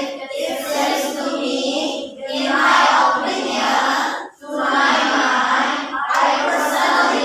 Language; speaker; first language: English; non-native, learner; Indonesian